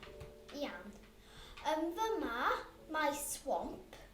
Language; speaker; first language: Welsh; non-native, local second language; English